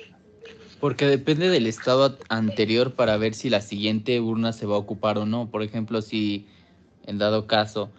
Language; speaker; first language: Spanish; native; Spanish